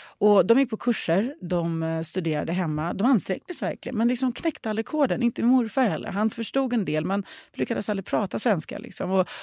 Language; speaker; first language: Swedish; early bilingual, other home language; Russian